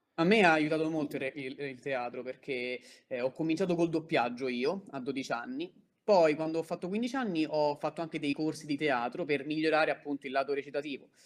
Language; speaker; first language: Italian; native; Italian